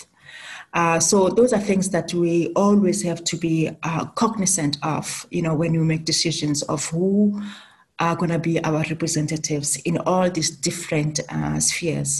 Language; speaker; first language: English; non-native, local second language; Southern Sotho